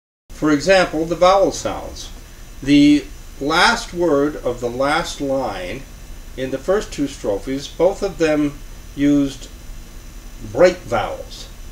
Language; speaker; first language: English; native; English